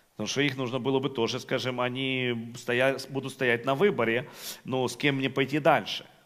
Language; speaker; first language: Russian; non-native, local second language; Ukrainian